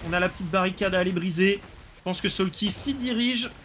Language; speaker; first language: French; native; French